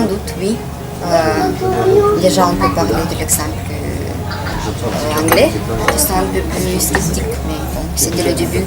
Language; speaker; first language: French; non-native, fluent; Romanian